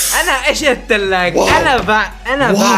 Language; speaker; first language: Arabic; native; Arabic